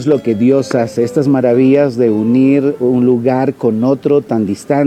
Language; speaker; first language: English; non-native, learner; Spanish